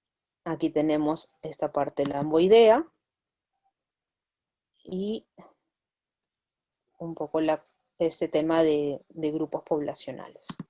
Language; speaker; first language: Spanish; native; Spanish